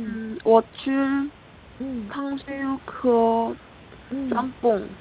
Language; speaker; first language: Chinese; non-native, learner; Korean